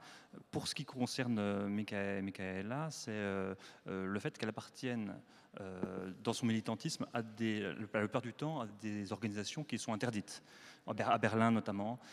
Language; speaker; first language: French; native; French